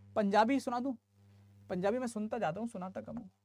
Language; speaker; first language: Hindi; native; Hindi